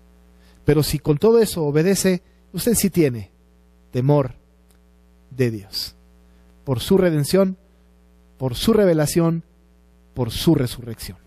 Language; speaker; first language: Spanish; native; Spanish